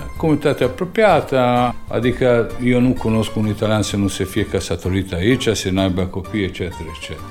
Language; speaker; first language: Romanian; non-native, fluent; Italian